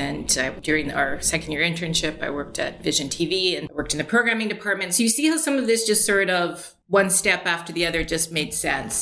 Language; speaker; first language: English; native; English